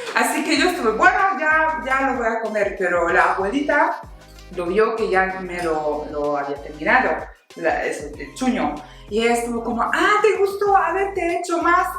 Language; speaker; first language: Spanish; non-native, fluent; German